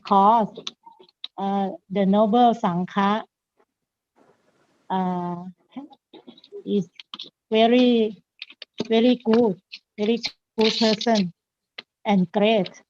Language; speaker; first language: English; non-native, learner; Thai